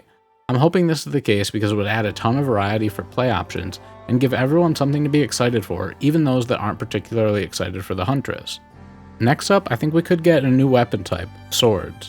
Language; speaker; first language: English; native; English